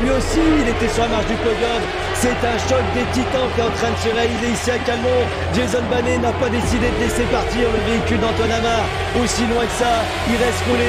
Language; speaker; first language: French; native; French